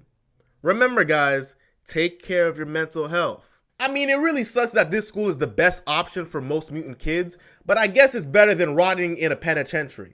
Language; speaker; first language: English; native; English